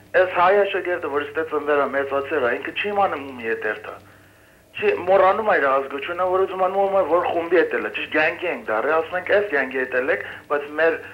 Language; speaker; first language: Armenian; early bilingual, heritage; Armenian